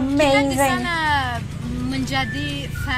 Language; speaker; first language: Indonesian; non-native, learner; Tajik